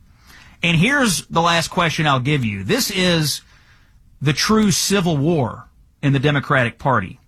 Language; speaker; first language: English; native; English